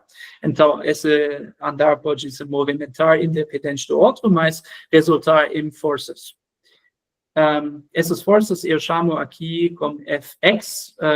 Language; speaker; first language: Portuguese; non-native, fluent; German